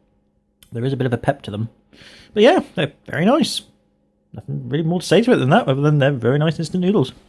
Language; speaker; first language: English; native; English